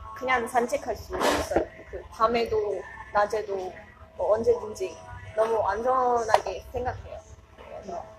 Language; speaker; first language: Korean; non-native, learner; Russian